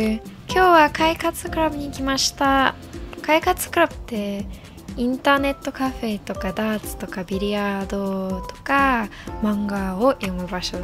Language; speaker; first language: Japanese; non-native, fluent; English